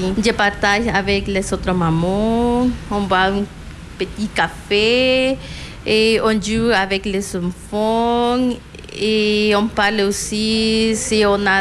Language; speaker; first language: French; non-native, learner; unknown